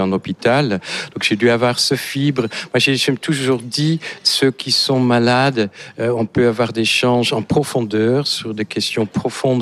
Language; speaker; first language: French; non-native, fluent; Dutch